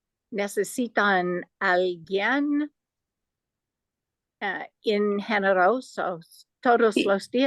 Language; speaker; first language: Spanish; non-native, learner; English